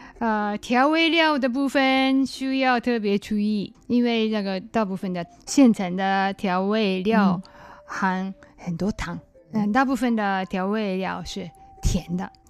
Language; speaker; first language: Chinese; non-native, learner; Japanese